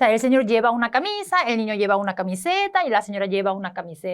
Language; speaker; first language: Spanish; non-native, fluent; Korean